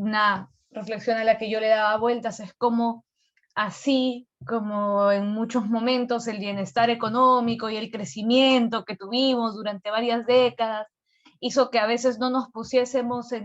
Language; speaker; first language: Spanish; native; Spanish